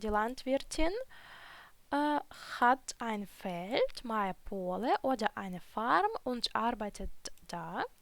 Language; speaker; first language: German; non-native, fluent; Ukrainian